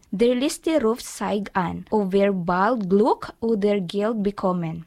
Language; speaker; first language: German; non-native, learner; Filipino